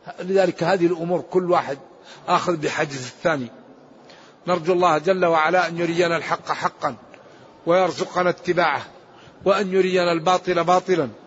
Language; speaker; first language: Arabic; native; Arabic